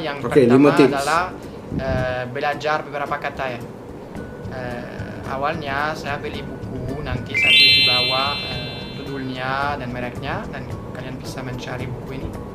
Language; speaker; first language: Indonesian; non-native, fluent; French